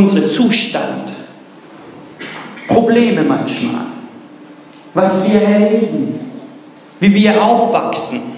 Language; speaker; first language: German; non-native, fluent; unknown